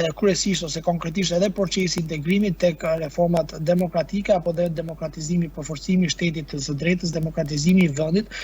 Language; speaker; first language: Albanian; native; Albanian